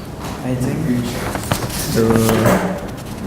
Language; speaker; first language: English; non-native, learner; Indonesian